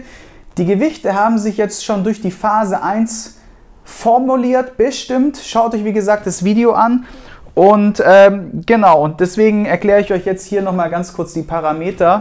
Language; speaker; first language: German; native; German